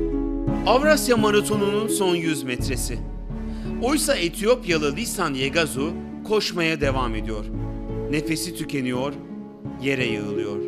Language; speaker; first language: Turkish; native; Turkish